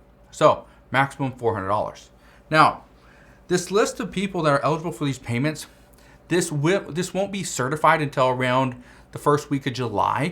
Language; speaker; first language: English; native; English